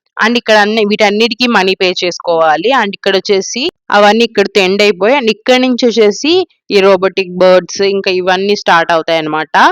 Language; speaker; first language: Telugu; non-native, local second language; Tamil